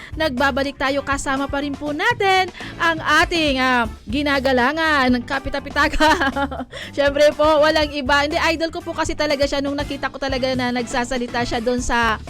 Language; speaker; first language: Filipino; non-native, local second language; Bikol